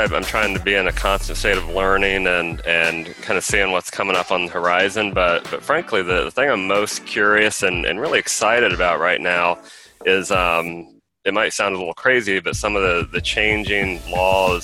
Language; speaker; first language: English; native; English